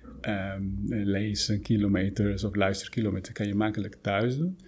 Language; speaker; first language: Dutch; non-native, fluent; Spanish